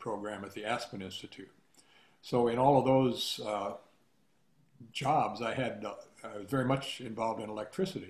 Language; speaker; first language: English; native; English